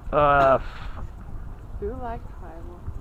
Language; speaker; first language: English; non-native, learner; Chinese